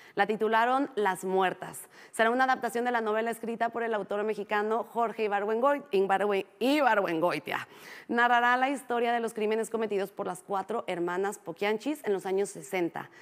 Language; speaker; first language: Spanish; native; Spanish